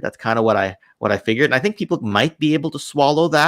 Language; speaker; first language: English; native; English